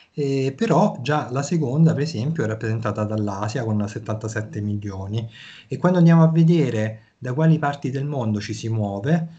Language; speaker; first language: Italian; native; Italian